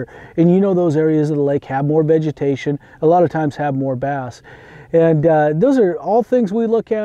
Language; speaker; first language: English; native; English